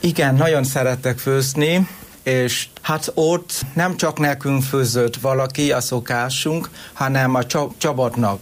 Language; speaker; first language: Hungarian; non-native, learner; Vietnamese